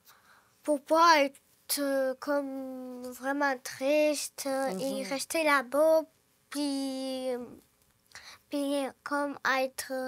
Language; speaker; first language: French; early bilingual, other home language; Ukrainian